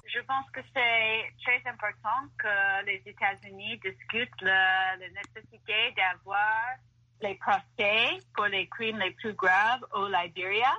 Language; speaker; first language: French; non-native, fluent; English